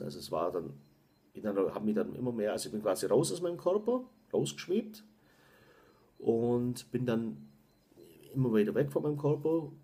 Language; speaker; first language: German; native; German